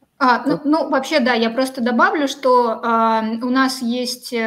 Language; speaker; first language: Russian; native; Russian